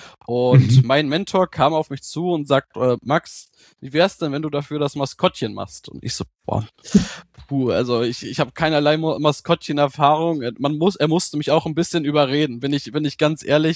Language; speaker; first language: German; native; German